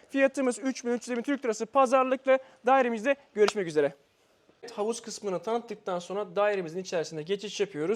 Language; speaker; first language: Turkish; native; Turkish